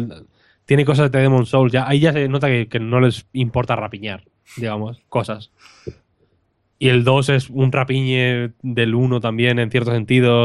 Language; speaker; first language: Spanish; native; Spanish